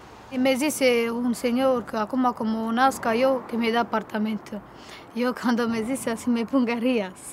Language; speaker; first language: Spanish; non-native, learner; Romanian